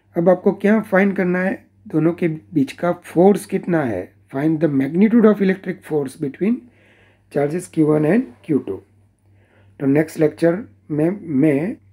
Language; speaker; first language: Hindi; non-native, local second language; Gujarati